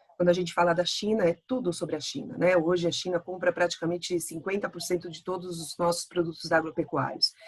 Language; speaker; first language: Portuguese; native; Portuguese